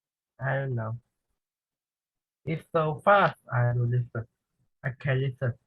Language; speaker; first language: English; non-native, learner; Vietnamese